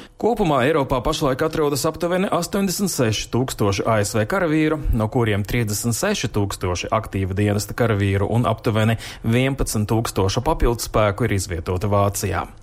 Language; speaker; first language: Latvian; native; Latvian